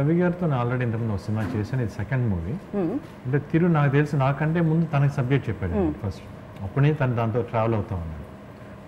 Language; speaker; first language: Telugu; native; Telugu